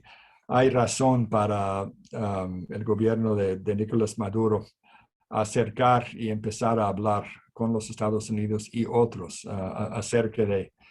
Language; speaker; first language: Spanish; non-native, fluent; English